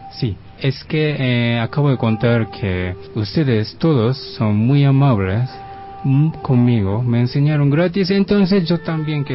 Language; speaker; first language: Spanish; non-native, learner; Japanese